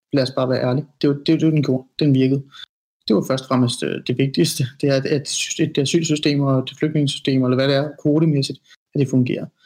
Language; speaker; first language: Danish; early bilingual, other home language; Persian